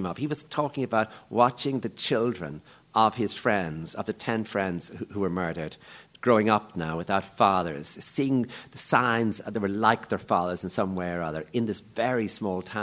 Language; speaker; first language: English; native; English